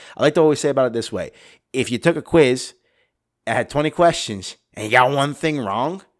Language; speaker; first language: English; native; English